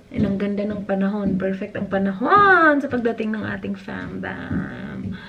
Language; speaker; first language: Filipino; native; Filipino